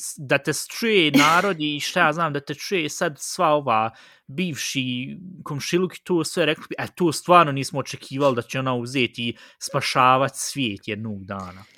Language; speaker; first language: Bosnian; early bilingual, heritage; Bosnian